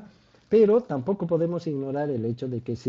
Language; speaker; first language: Spanish; native; Spanish